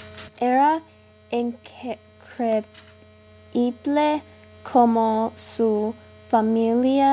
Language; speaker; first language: Spanish; non-native, learner; English